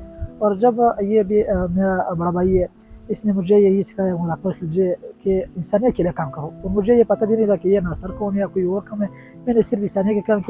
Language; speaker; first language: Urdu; non-native, local second language; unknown